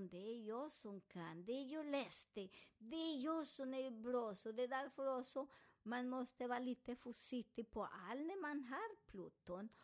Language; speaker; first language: Swedish; non-native, fluent; Spanish